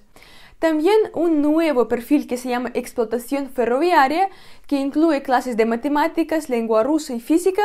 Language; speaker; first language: Spanish; non-native, fluent; Russian